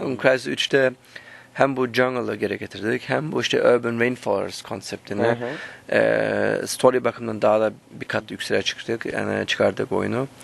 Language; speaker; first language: Turkish; early bilingual, heritage; Turkish